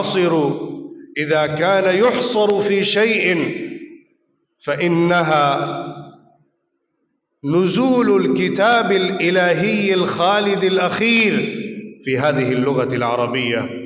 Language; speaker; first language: Arabic; non-native, fluent; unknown